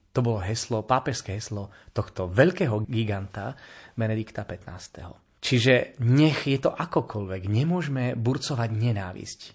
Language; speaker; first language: Slovak; native; Slovak